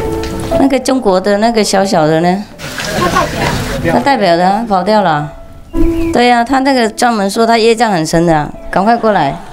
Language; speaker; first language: Chinese; non-native, fluent; Vietnamese